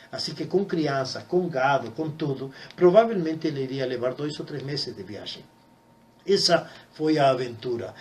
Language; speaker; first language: Portuguese; non-native, fluent; Spanish